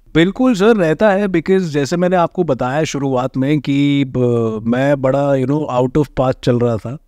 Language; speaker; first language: Hindi; native; Hindi